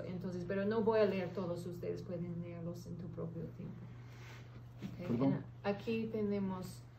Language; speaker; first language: Spanish; early bilingual, heritage; English